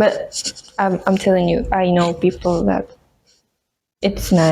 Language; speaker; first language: English; non-native, fluent; Spanish